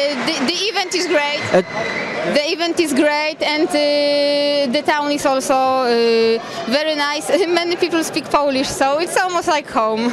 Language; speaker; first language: English; non-native, learner; Polish